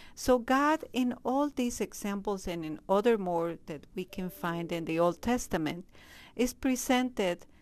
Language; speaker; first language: English; non-native, fluent; Spanish